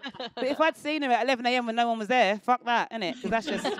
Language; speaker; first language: English; native; English